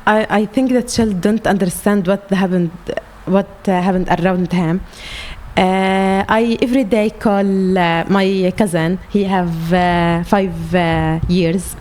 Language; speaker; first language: English; non-native, learner; Arabic